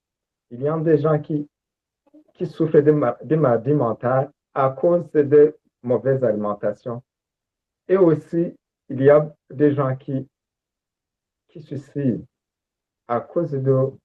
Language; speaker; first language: French; non-native, local second language; Rundi